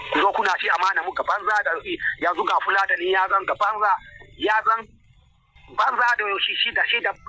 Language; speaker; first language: Hausa; non-native, local second language; Fula